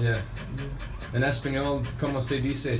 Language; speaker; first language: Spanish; non-native, learner; English